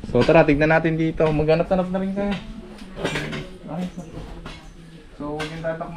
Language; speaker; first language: Filipino; native; Filipino